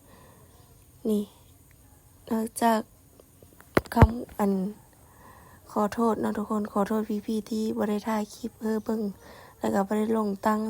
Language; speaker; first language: Thai; non-native, local second language; Northeastern Thai